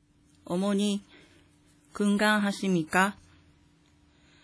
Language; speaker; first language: Korean; non-native, fluent; Japanese